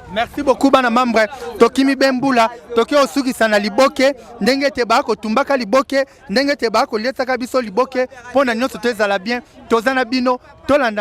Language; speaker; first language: Lingala; native; Lingala